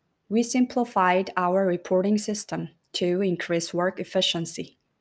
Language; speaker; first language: English; non-native, fluent; Korean